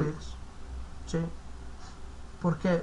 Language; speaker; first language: Spanish; native; Spanish